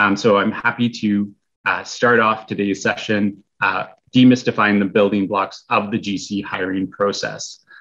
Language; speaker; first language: English; native; English